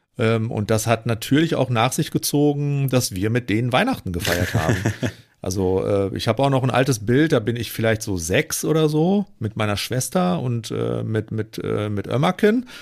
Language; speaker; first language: German; early bilingual, other home language; Turkish